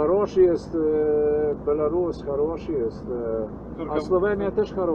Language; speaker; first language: Russian; non-native, learner; Polish